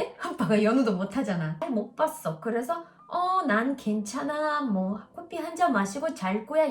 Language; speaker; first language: Korean; non-native, learner; Russian